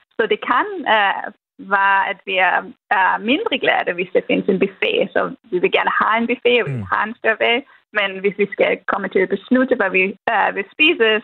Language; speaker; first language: Danish; non-native, fluent; German